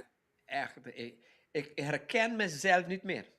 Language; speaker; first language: Dutch; non-native, local second language; Papiamento